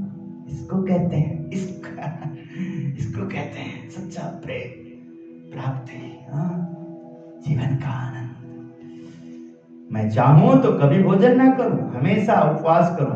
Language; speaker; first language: Hindi; native; Hindi